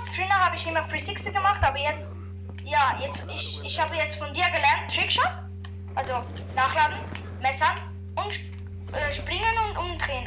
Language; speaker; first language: German; non-native, fluent; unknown